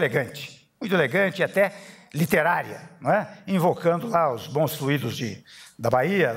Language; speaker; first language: Portuguese; native; Portuguese